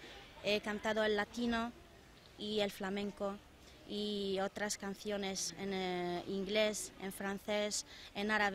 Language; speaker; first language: Spanish; non-native, fluent; Arabic